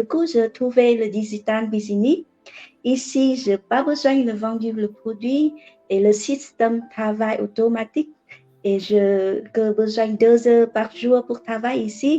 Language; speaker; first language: French; non-native, learner; Vietnamese